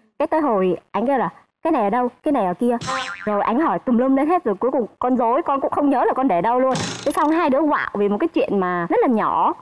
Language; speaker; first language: Vietnamese; native; Vietnamese